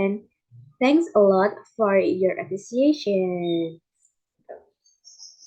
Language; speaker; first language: English; non-native, fluent; Indonesian